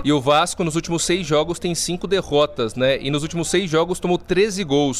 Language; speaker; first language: Portuguese; native; Portuguese